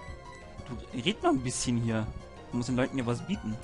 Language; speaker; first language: German; native; German